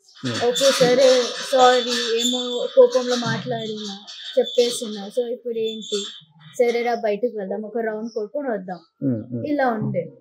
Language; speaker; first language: Telugu; non-native, local second language; Kannada